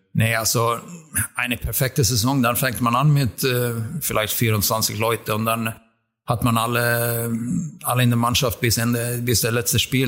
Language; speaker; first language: German; non-native, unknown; Swedish